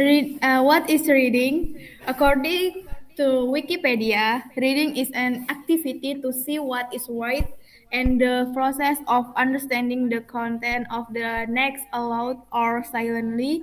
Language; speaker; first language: English; non-native, learner; Indonesian